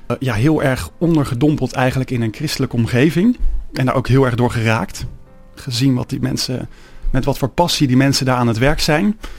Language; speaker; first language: Dutch; native; Dutch